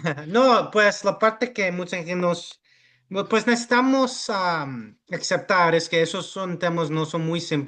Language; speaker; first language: Spanish; early bilingual, heritage; English